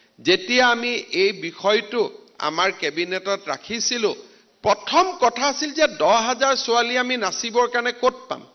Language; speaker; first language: Assamese; native; Assamese